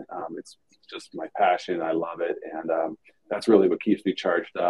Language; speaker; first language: English; native; English